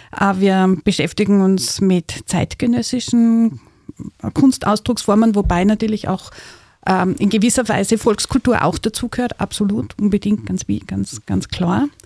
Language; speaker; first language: German; native; German